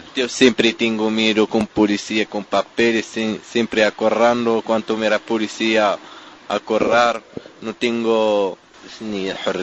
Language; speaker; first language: Spanish; non-native, learner; Arabic